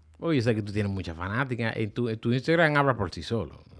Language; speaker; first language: Spanish; early bilingual, heritage; Spanish